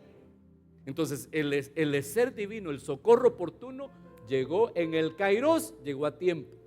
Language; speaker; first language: Spanish; native; Spanish